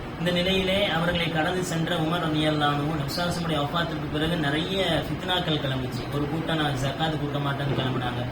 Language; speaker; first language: Tamil; native; Tamil